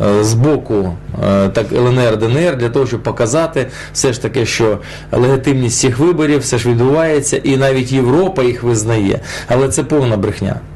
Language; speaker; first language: Ukrainian; non-native, local second language; Russian